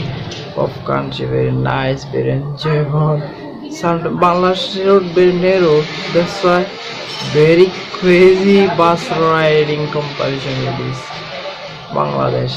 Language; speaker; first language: English; non-native, learner; Bangla